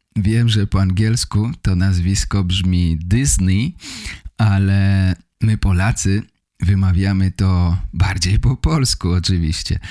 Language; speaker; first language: Polish; native; Polish